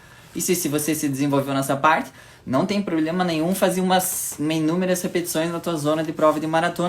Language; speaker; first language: Portuguese; native; Portuguese